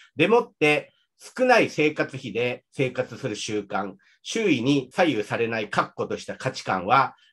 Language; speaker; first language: Japanese; native; Japanese